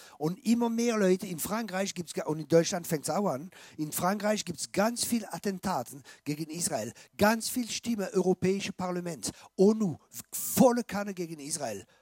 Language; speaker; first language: German; non-native, fluent; French